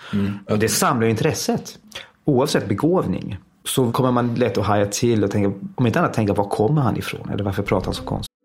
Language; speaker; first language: Swedish; early bilingual, heritage; Swedish